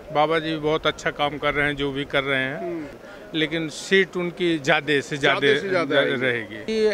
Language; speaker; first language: Hindi; native; Hindi